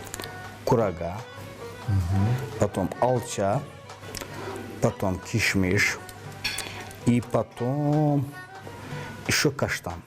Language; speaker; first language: Russian; non-native, learner; Azerbaijani